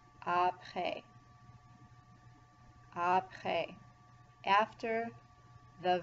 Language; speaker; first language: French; non-native, fluent; English